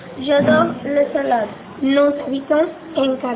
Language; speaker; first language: French; non-native, learner; Spanish